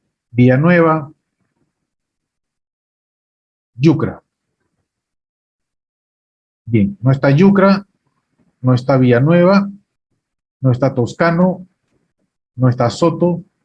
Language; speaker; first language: Spanish; native; Spanish